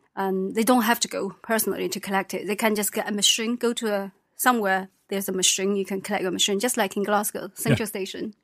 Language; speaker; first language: English; non-native, fluent; Chinese